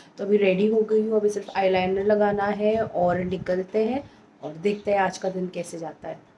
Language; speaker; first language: Hindi; native; Hindi